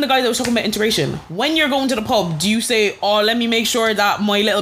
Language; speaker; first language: English; native; English